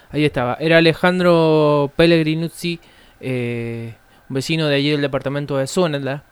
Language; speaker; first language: Spanish; native; Spanish